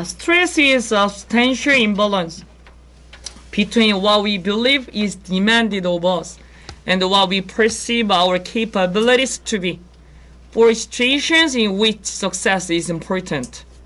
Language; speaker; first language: English; non-native, fluent; Korean